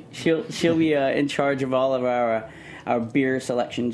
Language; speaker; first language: English; native; English